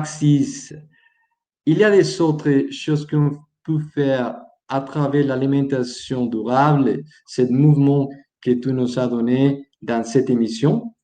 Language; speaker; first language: French; non-native, learner; Spanish